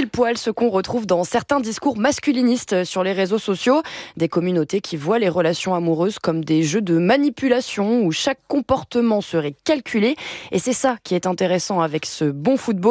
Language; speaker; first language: French; native; French